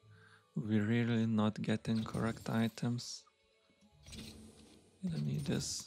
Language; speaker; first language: English; non-native, fluent; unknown